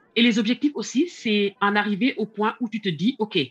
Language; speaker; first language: French; non-native, local second language; Wolof